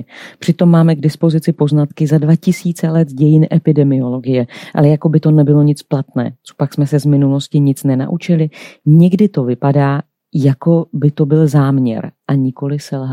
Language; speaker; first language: Czech; native; Czech